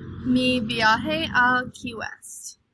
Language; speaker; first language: Spanish; non-native, learner; English